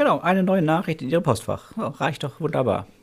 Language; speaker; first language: German; native; German